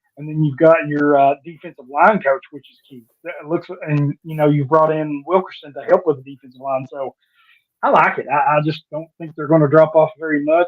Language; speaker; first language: English; native; English